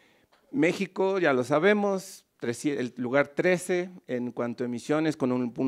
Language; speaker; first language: Spanish; native; Spanish